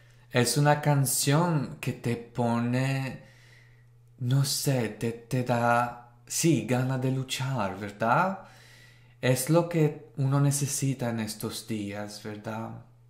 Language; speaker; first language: Spanish; non-native, fluent; Italian